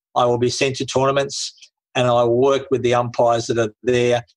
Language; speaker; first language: English; native; English